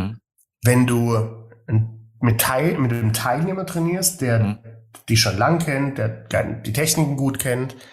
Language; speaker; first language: German; native; German